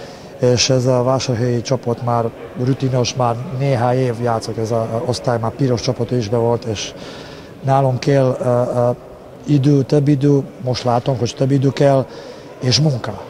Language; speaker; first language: Hungarian; non-native, learner; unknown